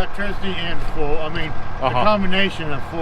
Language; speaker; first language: English; native; English